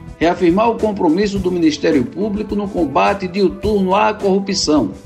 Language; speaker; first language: Portuguese; native; Portuguese